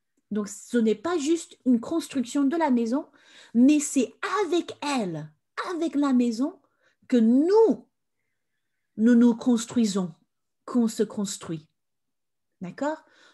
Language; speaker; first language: French; non-native, fluent; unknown